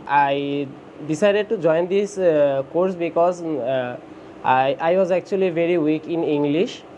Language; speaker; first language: English; non-native, learner; Bangla